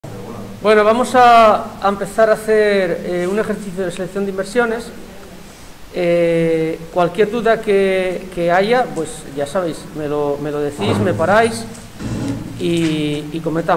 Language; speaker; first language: Spanish; native; Spanish